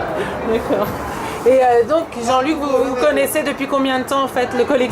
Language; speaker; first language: French; native; French